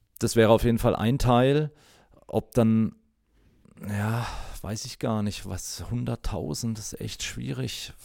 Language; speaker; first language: German; native; German